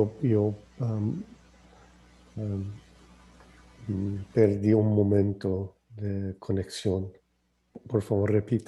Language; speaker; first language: Spanish; non-native, learner; English